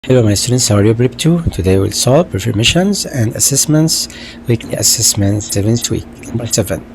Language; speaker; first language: English; non-native, local second language; Arabic